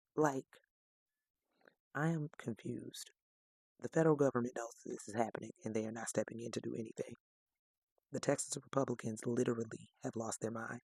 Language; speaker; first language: English; native; English